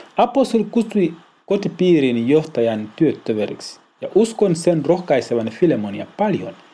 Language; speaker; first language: Finnish; non-native, learner; Swahili